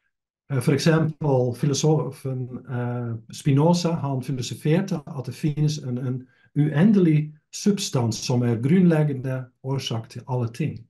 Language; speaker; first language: Norwegian; non-native, fluent; Dutch